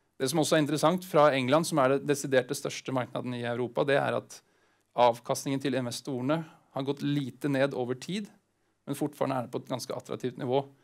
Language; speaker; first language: Swedish; non-native, fluent; Norwegian